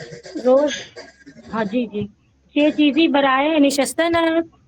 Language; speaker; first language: Persian; non-native, learner; Urdu